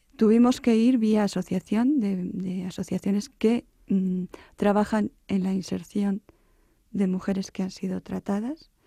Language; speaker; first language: Spanish; native; Spanish